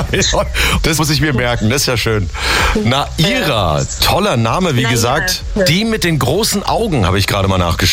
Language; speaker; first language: German; native; German